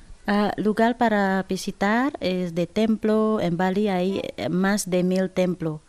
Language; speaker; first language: Spanish; non-native, learner; Balinese